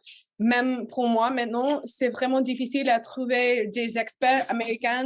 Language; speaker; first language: French; non-native, learner; English